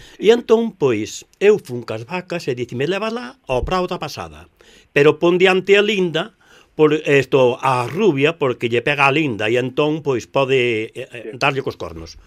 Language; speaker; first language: Galician; native; Galician